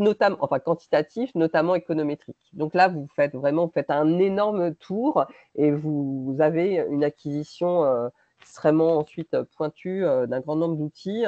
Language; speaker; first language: French; native; French